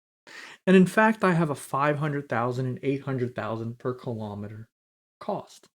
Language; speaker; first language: English; native; English